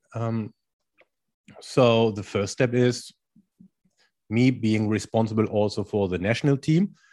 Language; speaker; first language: English; non-native, fluent; German